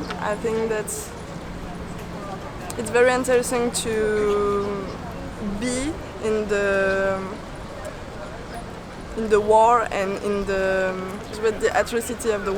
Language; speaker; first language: English; non-native, learner; French